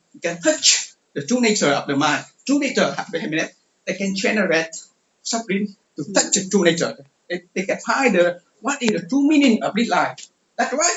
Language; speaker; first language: English; non-native, learner; Vietnamese